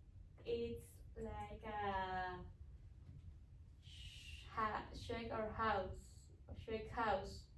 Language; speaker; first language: English; non-native, learner; Spanish